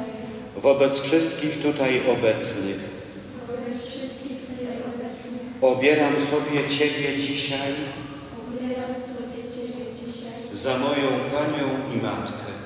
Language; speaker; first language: Polish; native; Polish